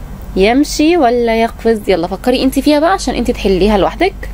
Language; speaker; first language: Arabic; native; Arabic